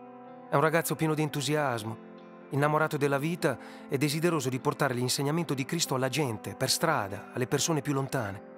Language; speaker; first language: Italian; native; Italian